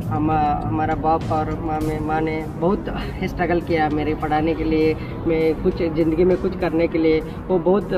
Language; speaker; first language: Hindi; non-native, local second language; Kannada